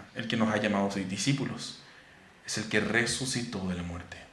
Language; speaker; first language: Spanish; native; Spanish